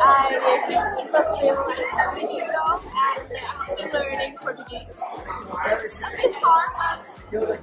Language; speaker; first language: English; non-native, fluent; Swedish